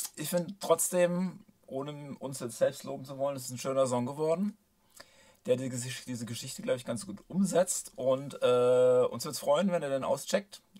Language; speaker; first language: German; native; German